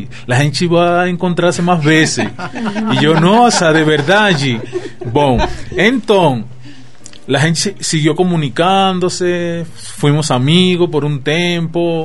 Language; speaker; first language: Portuguese; non-native, learner; Spanish